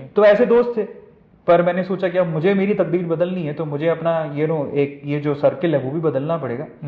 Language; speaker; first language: Hindi; native; Hindi